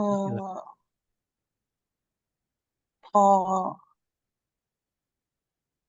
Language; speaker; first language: Korean; non-native, learner; Indonesian